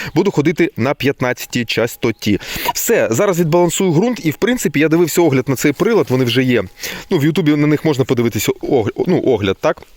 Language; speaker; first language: Ukrainian; non-native, local second language; Russian